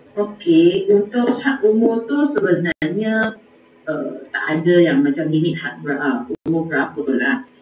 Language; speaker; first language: Malay; non-native, local second language; Chinese